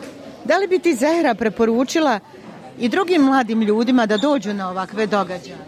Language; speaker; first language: Serbian; native; Serbian